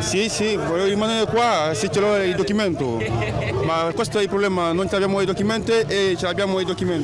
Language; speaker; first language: Italian; non-native, learner; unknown